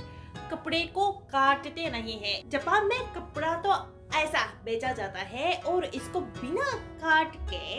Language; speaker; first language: Hindi; non-native, fluent; Japanese